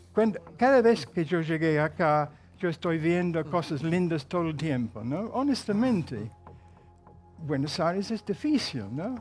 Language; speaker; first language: Spanish; non-native, fluent; English